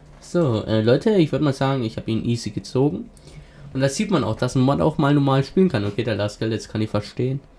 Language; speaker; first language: German; native; German